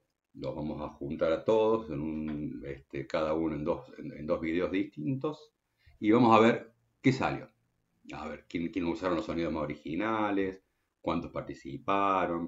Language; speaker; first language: Spanish; native; Spanish